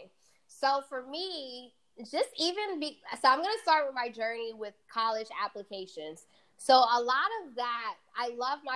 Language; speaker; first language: English; early bilingual, other home language; Fula